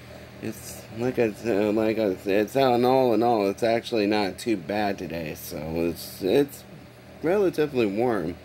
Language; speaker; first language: English; native; English